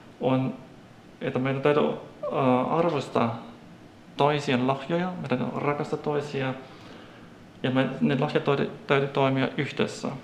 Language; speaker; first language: Finnish; non-native, fluent; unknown